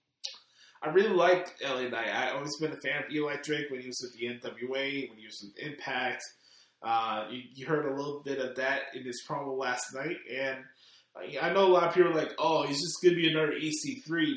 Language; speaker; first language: English; native; English